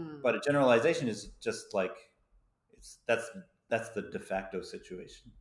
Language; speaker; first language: English; native; English